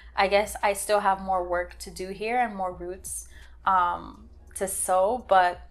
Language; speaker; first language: English; native; English